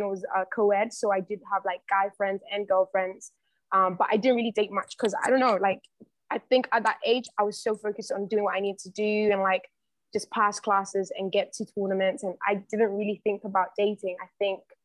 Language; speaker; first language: English; native; English